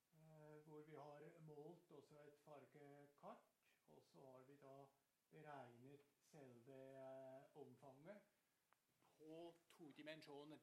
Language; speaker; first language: Norwegian; non-native, fluent; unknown